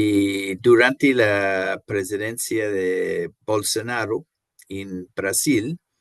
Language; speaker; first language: Spanish; non-native, fluent; Portuguese